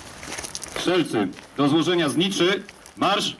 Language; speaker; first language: Polish; native; Polish